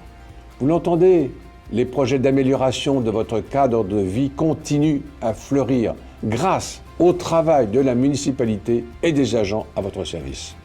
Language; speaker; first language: French; native; French